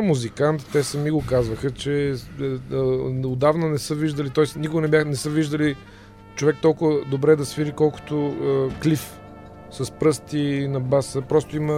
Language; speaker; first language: Bulgarian; native; Bulgarian